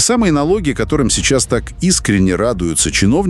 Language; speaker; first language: Russian; native; Russian